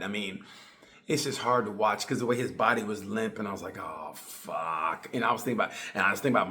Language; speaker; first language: English; native; English